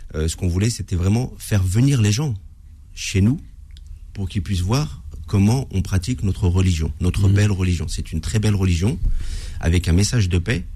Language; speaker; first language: French; native; French